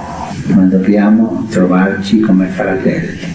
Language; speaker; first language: Italian; early bilingual, heritage; Spanish